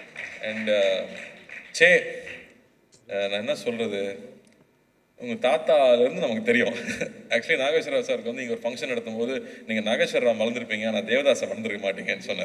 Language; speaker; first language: Tamil; native; Tamil